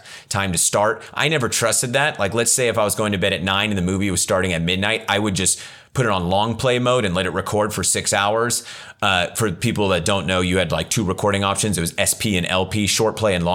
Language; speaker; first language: English; native; English